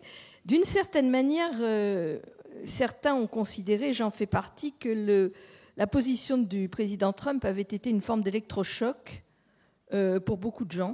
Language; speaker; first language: French; native; French